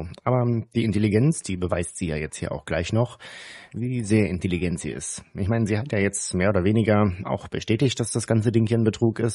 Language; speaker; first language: German; native; German